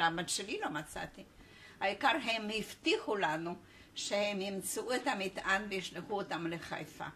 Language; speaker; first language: Hebrew; non-native, fluent; Polish